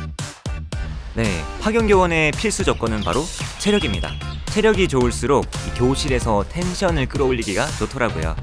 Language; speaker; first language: Korean; native; Korean